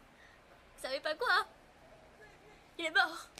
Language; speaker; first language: French; native; French